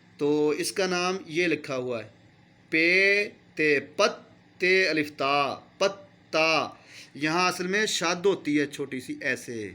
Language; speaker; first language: Urdu; non-native, local second language; Punjabi